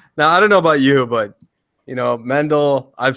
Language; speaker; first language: English; native; English